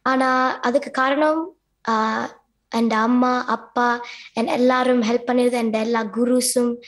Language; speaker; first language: Tamil; early bilingual, heritage; Tamil